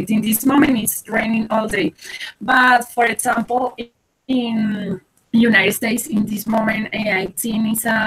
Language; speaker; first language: English; non-native, learner; Spanish